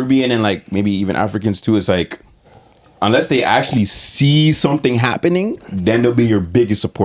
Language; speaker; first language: English; native; English